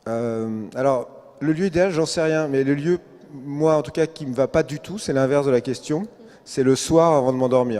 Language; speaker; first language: French; native; French